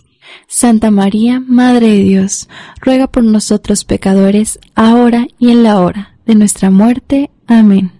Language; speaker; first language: Spanish; native; Spanish